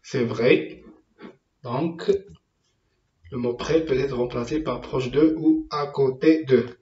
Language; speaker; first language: French; non-native, local second language; Arabic